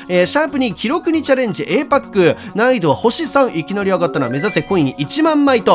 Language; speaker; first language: Japanese; native; Japanese